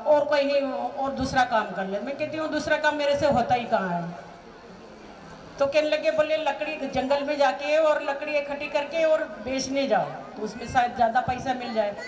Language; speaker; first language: Hindi; non-native, fluent; Bhili